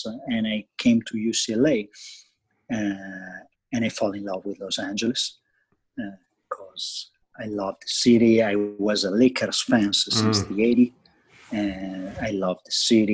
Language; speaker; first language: English; non-native, fluent; Italian